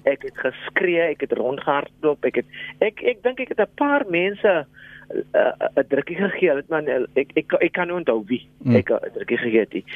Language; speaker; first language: Afrikaans; non-native, local second language; English